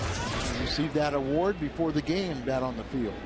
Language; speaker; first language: English; native; English